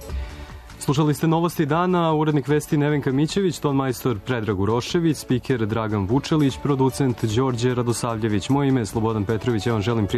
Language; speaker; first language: Croatian; native; Croatian